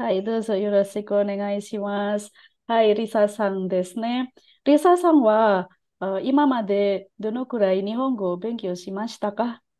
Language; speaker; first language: Japanese; non-native, fluent; Indonesian